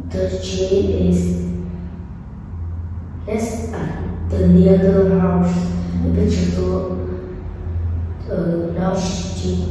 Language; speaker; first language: English; non-native, learner; Vietnamese